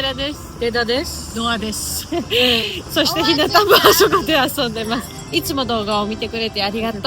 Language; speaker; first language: Japanese; non-native, fluent; Georgian